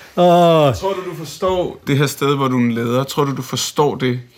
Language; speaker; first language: Danish; native; Danish